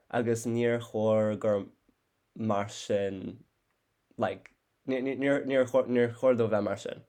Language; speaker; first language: Irish; non-native, fluent; English